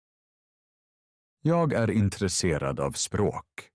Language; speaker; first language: Swedish; non-native, fluent; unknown